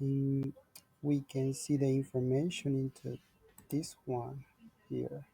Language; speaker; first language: English; non-native, learner; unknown